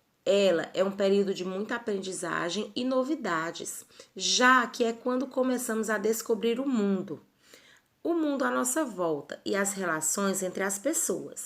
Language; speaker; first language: Portuguese; native; Portuguese